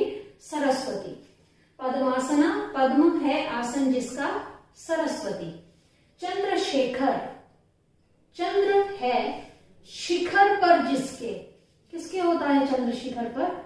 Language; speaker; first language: Hindi; native; Hindi